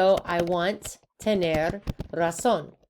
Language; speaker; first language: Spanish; non-native, fluent; English